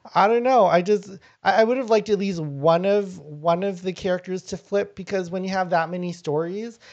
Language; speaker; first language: English; non-native, fluent; Lao